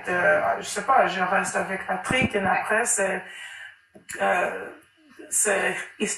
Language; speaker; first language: French; non-native, learner; English